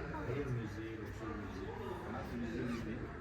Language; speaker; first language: Russian; non-native, learner; Arabic